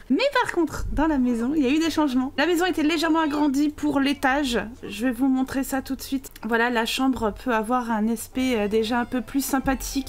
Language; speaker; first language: French; native; French